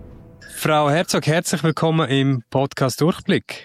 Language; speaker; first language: German; native; German